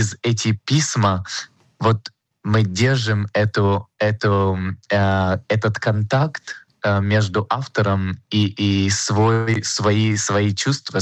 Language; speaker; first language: Russian; non-native, fluent; Hebrew